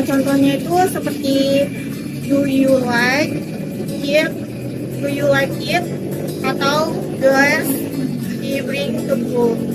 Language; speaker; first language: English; non-native, learner; Indonesian